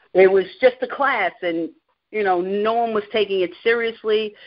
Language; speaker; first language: English; native; English